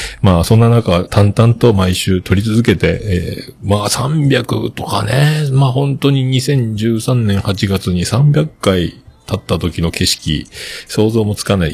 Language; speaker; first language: Japanese; native; Japanese